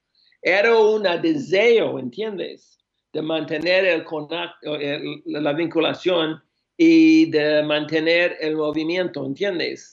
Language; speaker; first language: Spanish; non-native, fluent; English